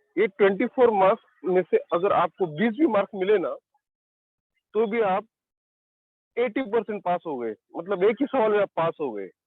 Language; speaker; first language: Hindi; non-native, local second language; Marathi